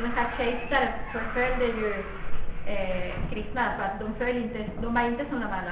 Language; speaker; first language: Swedish; non-native, fluent; Spanish